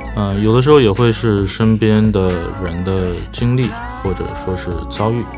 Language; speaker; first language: Chinese; native; Chinese